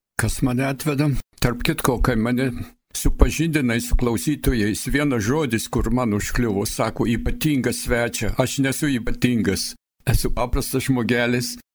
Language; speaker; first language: Lithuanian; early bilingual, heritage; Lithuanian